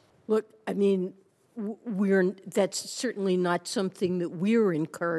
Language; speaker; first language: English; native; English